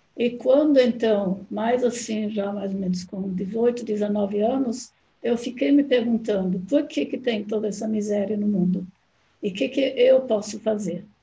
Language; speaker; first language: Portuguese; non-native, fluent; German